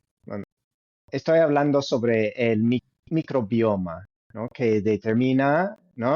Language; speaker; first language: Spanish; non-native, fluent; English